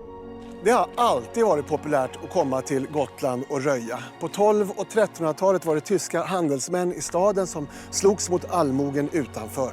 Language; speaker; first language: Swedish; native; Swedish